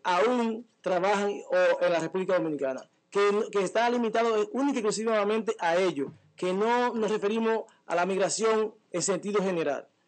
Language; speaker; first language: Spanish; native; Spanish